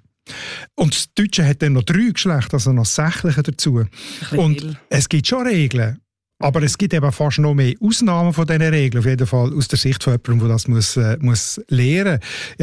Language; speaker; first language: German; native; German